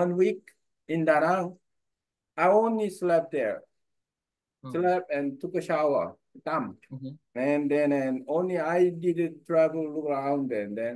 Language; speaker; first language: English; non-native, learner; Korean